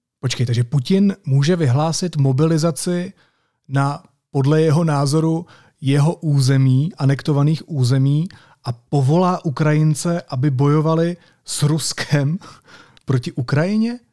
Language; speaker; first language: Czech; native; Czech